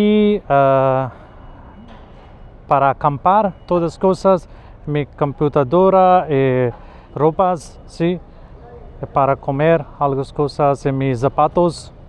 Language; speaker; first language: Spanish; non-native, learner; Urdu